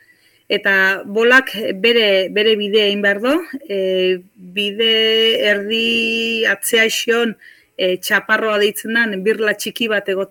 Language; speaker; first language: Basque; native; Basque